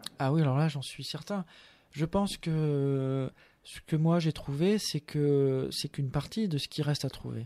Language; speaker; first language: French; native; French